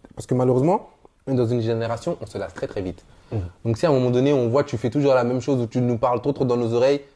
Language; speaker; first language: French; native; French